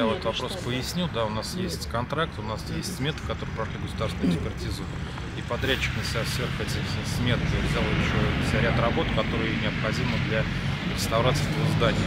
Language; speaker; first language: Russian; native; Russian